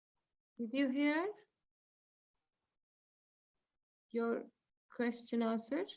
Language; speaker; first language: English; non-native, learner; Turkish